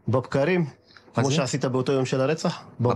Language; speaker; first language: Hebrew; native; Hebrew